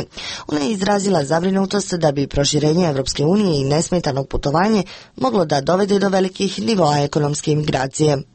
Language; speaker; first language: Croatian; native; Croatian